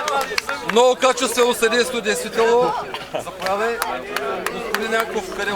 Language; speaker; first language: Bulgarian; native; Bulgarian